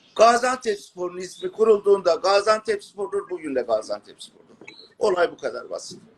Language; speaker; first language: Turkish; native; Turkish